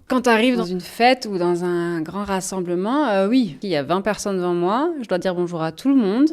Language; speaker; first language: French; native; French